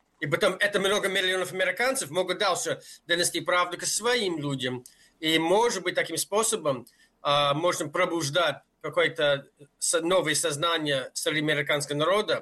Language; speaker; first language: Russian; non-native, fluent; English